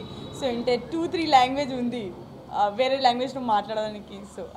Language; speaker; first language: Telugu; non-native, learner; Gujarati